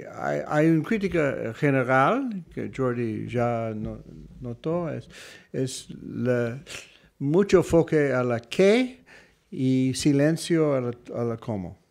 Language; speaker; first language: Spanish; non-native, fluent; English